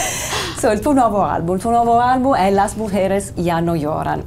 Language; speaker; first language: Italian; native; Italian